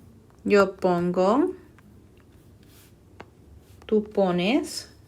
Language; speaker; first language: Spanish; non-native, fluent; English